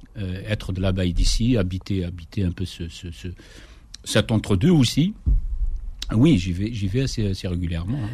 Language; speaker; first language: French; non-native, local second language; Kabyle